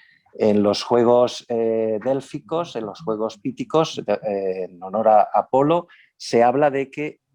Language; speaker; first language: Spanish; native; Spanish